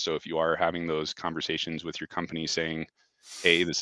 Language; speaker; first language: English; native; English